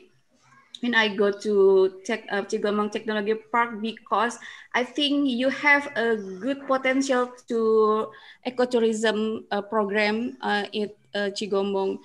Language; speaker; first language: English; non-native, learner; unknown